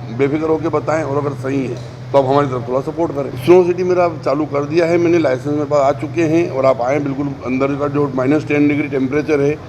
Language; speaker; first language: Hindi; non-native, local second language; Gujarati